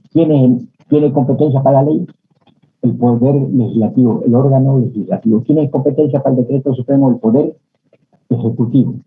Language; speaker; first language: Spanish; native; Spanish